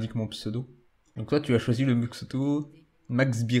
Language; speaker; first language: French; native; French